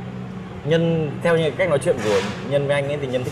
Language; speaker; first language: Vietnamese; native; Vietnamese